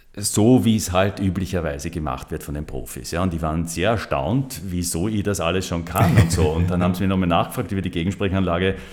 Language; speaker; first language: German; native; German